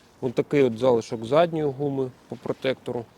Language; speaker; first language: Ukrainian; native; Ukrainian